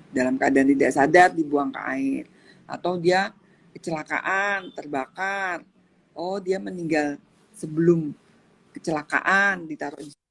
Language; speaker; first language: Indonesian; native; Indonesian